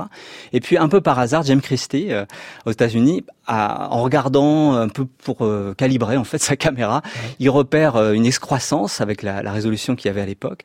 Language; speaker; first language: French; native; French